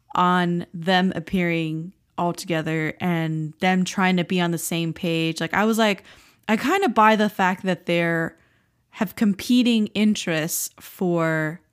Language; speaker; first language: English; native; English